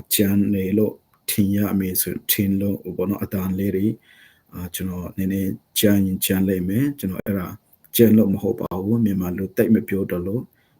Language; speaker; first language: Burmese; non-native, local second language; Hakha Chin